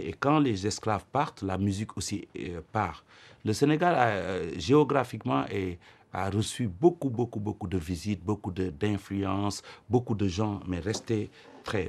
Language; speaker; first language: French; non-native, local second language; Wolof